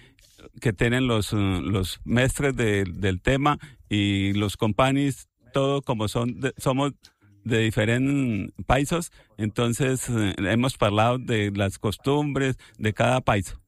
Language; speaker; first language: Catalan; non-native, learner; Spanish